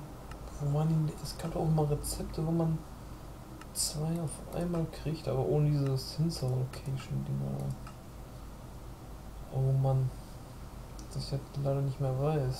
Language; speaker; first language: German; native; German